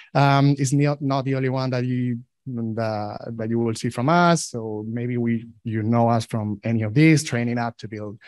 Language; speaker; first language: English; non-native, fluent; Spanish